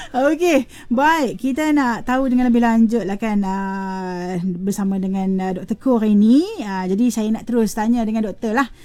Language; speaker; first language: Malay; native; Malay